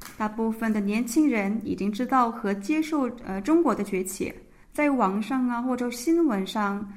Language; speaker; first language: Chinese; non-native, fluent; Korean